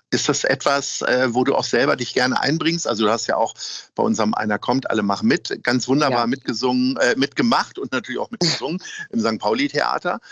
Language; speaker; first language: German; native; German